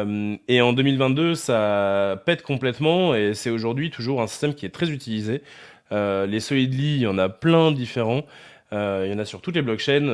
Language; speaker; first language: French; native; French